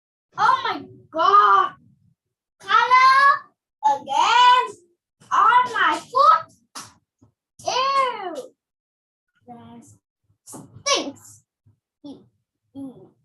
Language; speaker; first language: English; non-native, learner; Vietnamese